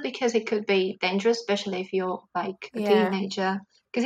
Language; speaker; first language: English; non-native, fluent; Catalan